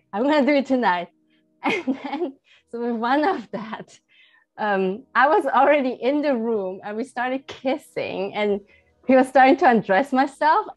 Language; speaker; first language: English; early bilingual, heritage; Chinese